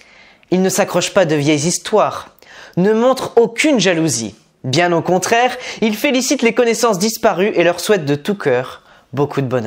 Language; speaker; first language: French; native; French